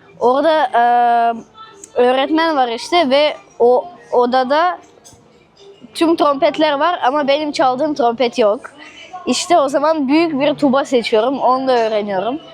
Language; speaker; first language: Turkish; early bilingual, other home language; Russian